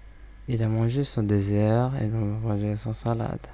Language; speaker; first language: French; non-native, learner; English